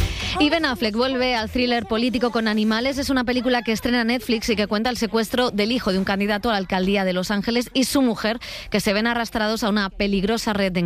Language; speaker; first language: Spanish; native; Spanish